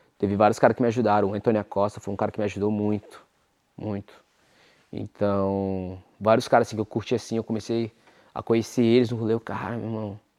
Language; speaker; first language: Portuguese; native; Portuguese